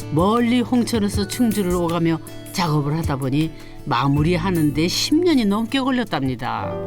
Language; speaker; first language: Korean; native; Korean